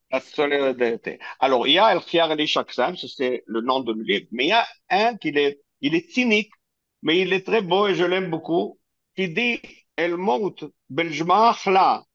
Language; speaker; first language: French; early bilingual, heritage; French